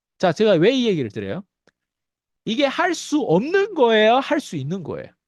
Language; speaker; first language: Korean; native; Korean